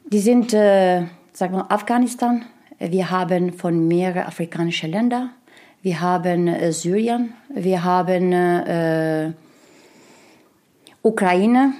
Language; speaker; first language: German; non-native, learner; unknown